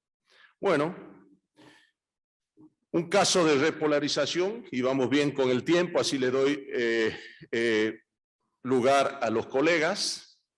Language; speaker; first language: Spanish; native; Spanish